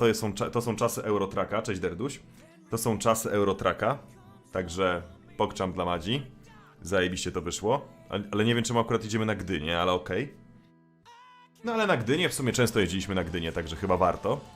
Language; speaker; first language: Polish; native; Polish